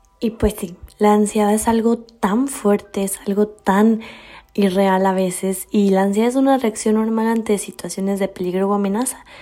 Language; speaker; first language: Spanish; native; Spanish